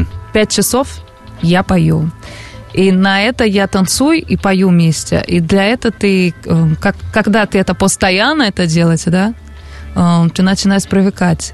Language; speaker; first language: Russian; non-native, learner; Portuguese